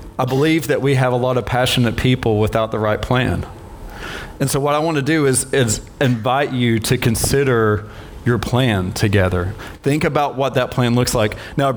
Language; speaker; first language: English; native; English